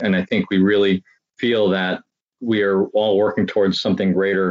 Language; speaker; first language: English; native; English